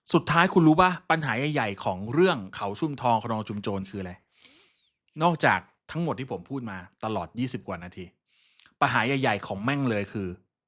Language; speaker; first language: Thai; native; Thai